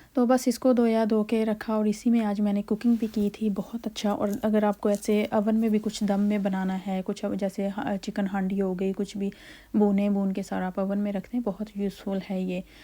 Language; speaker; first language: Urdu; native; Urdu